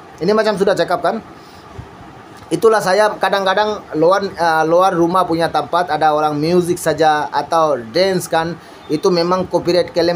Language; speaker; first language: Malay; non-native, learner; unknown